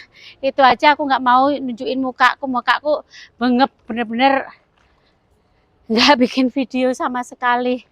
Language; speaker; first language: Indonesian; native; Indonesian